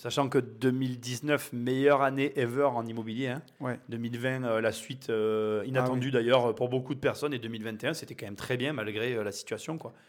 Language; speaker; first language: French; native; French